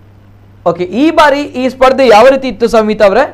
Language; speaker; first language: Kannada; native; Kannada